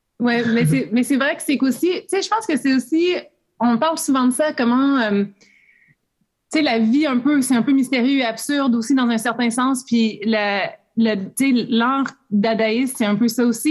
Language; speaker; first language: French; native; French